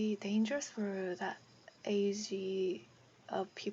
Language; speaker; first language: English; non-native, learner; Korean